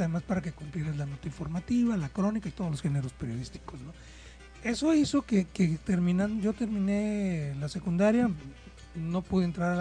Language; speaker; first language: Spanish; native; Spanish